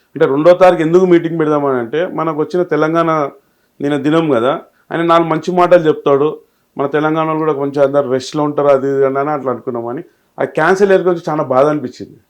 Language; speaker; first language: Telugu; native; Telugu